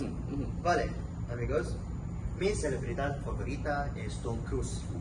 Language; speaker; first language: Spanish; non-native, learner; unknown